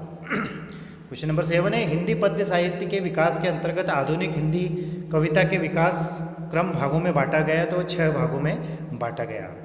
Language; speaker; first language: Hindi; native; Hindi